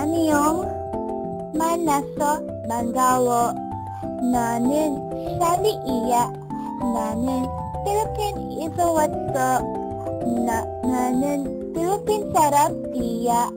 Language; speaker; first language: Korean; non-native, learner; Filipino